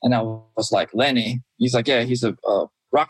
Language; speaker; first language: English; native; English